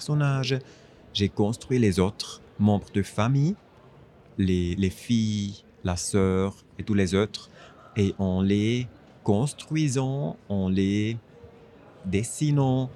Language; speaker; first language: French; non-native, fluent; German